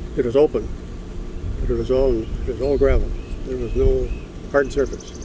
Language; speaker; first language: English; native; English